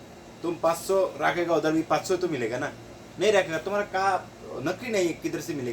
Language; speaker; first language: Hindi; non-native, learner; Bangla